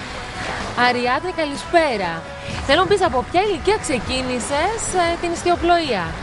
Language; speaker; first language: Greek; native; Greek